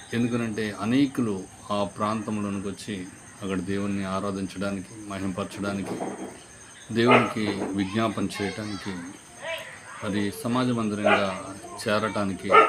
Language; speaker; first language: Telugu; native; Telugu